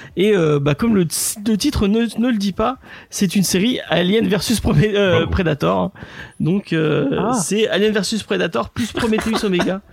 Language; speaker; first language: French; early bilingual, other home language; English